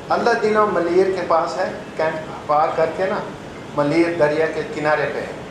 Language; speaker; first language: Urdu; non-native, fluent; English